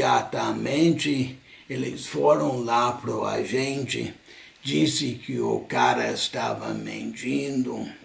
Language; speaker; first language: Portuguese; non-native, fluent; English